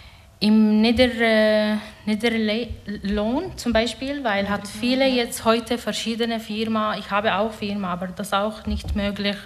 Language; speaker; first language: German; non-native, learner; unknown